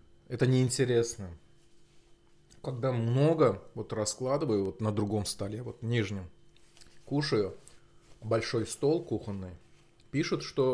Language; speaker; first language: Russian; non-native, fluent; Azerbaijani